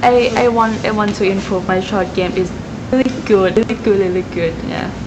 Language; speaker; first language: English; non-native, learner; Thai